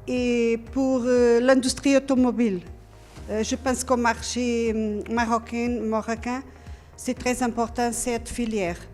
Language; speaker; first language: French; non-native, learner; Portuguese